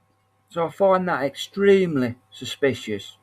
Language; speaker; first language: English; native; English